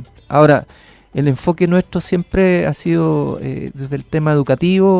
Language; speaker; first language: Spanish; native; Spanish